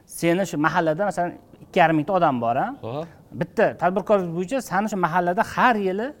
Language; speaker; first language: Uzbek; native; Uzbek